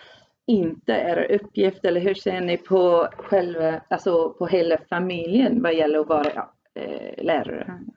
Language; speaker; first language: Swedish; non-native, fluent; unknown